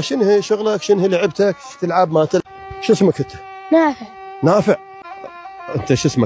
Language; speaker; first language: Arabic; native; Arabic